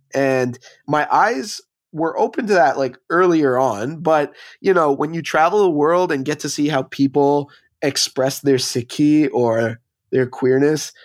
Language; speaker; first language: English; native; English